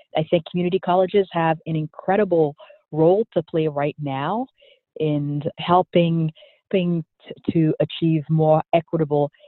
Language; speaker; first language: English; early bilingual, other home language; Haitian Creole